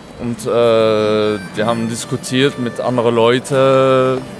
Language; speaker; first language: German; non-native, fluent; French